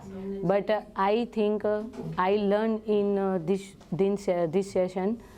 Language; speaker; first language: English; non-native, learner; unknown